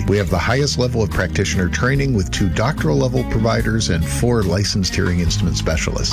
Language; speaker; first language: English; native; English